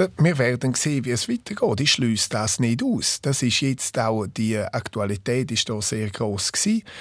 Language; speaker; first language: German; non-native, local second language; Romansh